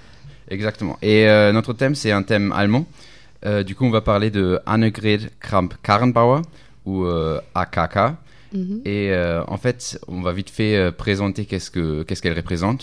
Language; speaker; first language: French; non-native, fluent; German